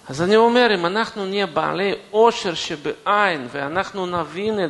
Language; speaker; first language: Hebrew; non-native, fluent; Russian